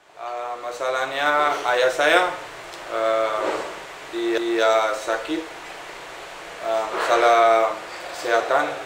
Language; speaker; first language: Indonesian; non-native, fluent; Dutch